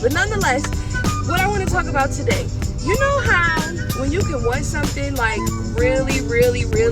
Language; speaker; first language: English; native; English